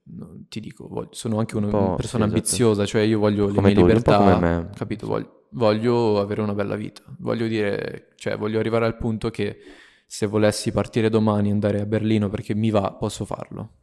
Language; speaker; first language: Italian; native; Italian